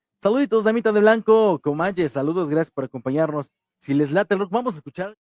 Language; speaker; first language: Spanish; native; Spanish